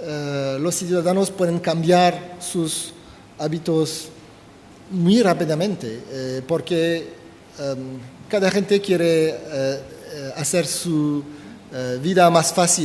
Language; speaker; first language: Spanish; non-native, fluent; French